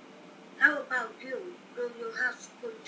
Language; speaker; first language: English; non-native, learner; Vietnamese